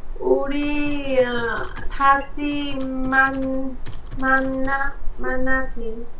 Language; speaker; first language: Korean; non-native, learner; Vietnamese